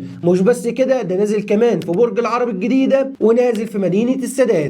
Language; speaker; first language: Arabic; native; Arabic